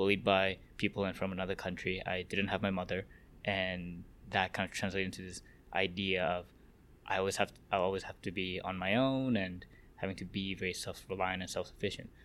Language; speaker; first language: English; early bilingual, other home language; Korean